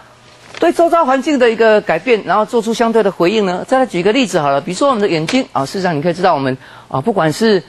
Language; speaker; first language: Chinese; native; Chinese